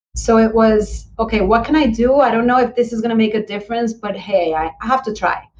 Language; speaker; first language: English; early bilingual, other home language; Spanish